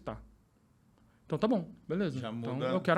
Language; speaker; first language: Portuguese; native; Portuguese